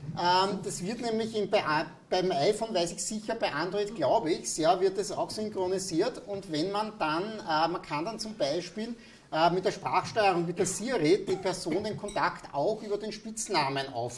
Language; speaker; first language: German; native; German